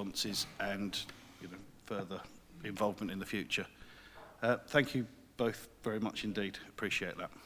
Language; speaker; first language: English; native; English